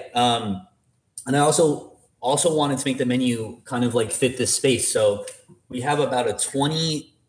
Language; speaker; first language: English; native; English